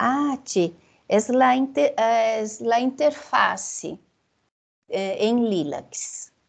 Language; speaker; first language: Spanish; non-native, fluent; Portuguese